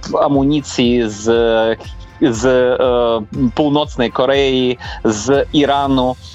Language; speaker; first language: Polish; non-native, fluent; Ukrainian